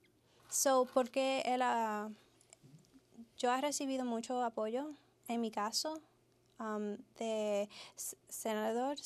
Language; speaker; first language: Spanish; early bilingual, heritage; Spanish